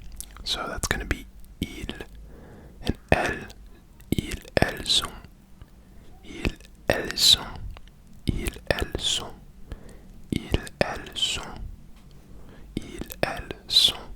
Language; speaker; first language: French; non-native, learner; English